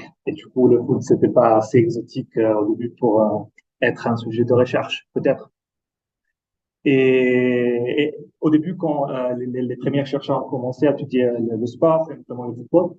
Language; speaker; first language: French; non-native, fluent; Italian